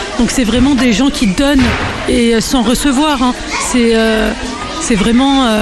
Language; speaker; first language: French; native; French